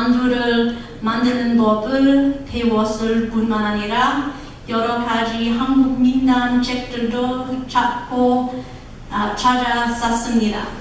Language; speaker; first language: Korean; non-native, learner; English